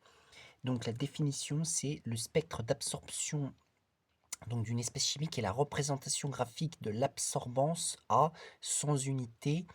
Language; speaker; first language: French; native; French